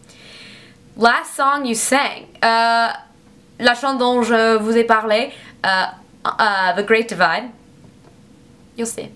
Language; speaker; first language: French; non-native, learner; English